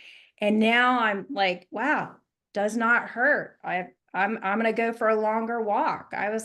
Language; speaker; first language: English; native; English